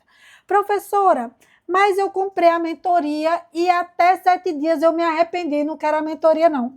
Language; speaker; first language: Portuguese; native; Portuguese